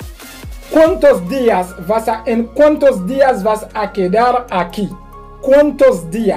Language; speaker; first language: Spanish; non-native, learner; Haitian Creole